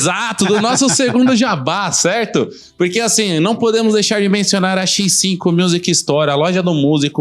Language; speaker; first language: Portuguese; native; Portuguese